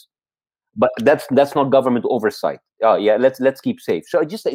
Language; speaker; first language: English; non-native, fluent; Arabic